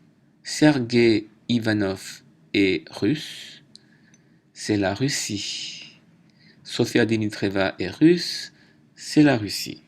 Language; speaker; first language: French; native; French